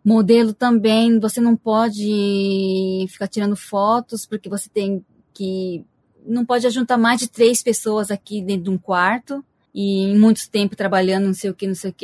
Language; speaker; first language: Portuguese; early bilingual, heritage; Portuguese